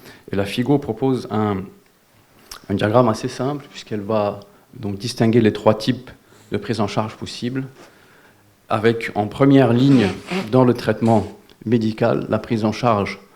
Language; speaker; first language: French; non-native, local second language; Wolof